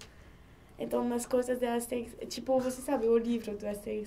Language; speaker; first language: Portuguese; non-native, learner; French